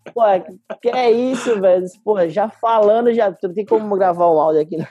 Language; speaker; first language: Portuguese; native; Portuguese